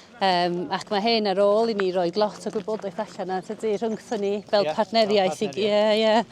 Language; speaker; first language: Welsh; native; Welsh